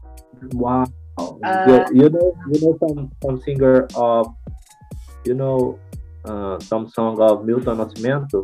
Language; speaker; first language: English; non-native, learner; Portuguese